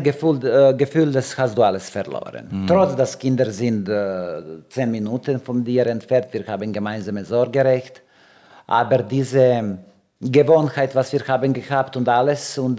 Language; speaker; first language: German; non-native, learner; Serbian